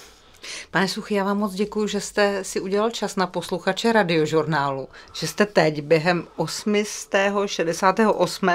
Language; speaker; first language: Czech; native; Czech